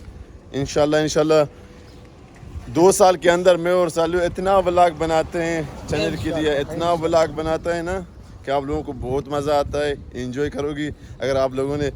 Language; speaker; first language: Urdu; non-native, learner; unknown